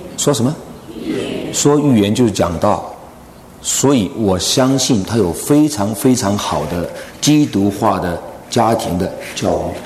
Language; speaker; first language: Chinese; non-native, local second language; Cantonese